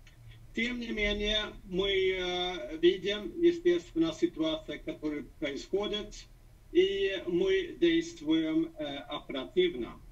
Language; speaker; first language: Russian; non-native, fluent; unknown